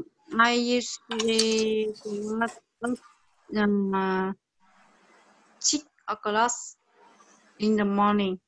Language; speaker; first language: English; non-native, learner; Vietnamese